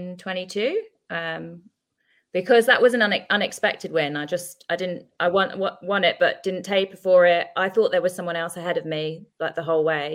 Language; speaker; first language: English; native; English